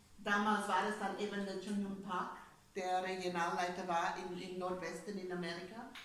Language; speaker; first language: German; non-native, fluent; English